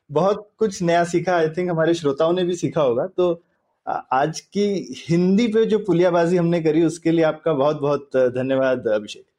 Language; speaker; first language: Hindi; native; Hindi